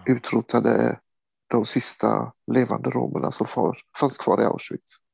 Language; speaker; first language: Swedish; early bilingual, other home language; Romany